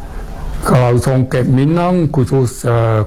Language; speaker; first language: Indonesian; non-native, fluent; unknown